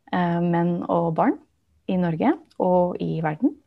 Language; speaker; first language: Norwegian; non-native, fluent; English